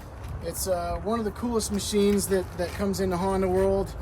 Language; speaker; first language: English; native; English